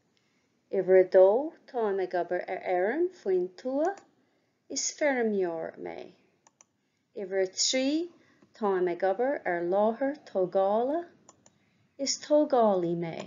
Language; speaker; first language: Irish; non-native, local second language; English